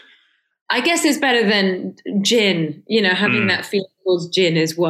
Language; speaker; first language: English; early bilingual, other home language; Persian